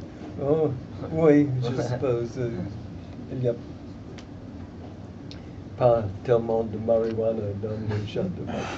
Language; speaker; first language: French; non-native, fluent; English